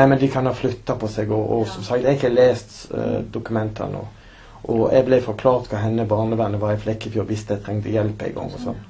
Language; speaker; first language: Norwegian; native; Norwegian